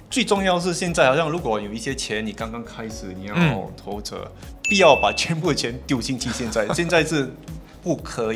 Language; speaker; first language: Chinese; non-native, local second language; English